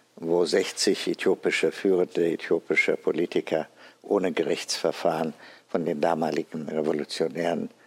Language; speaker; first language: German; non-native, fluent; Amharic